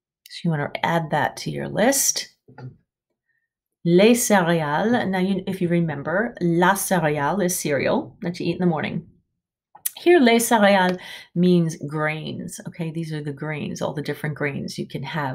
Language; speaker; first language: English; native; English